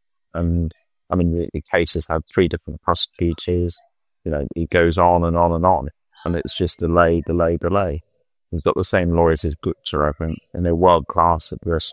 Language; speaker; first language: English; native; English